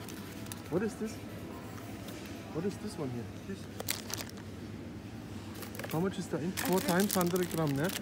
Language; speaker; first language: English; non-native, learner; German